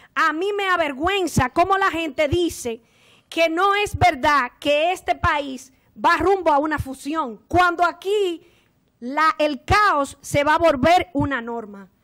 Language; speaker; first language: Spanish; native; Spanish